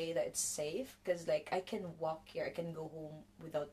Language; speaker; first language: English; non-native, local second language; Cebuano